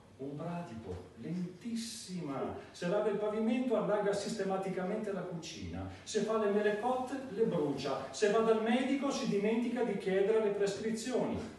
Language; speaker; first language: Italian; native; Italian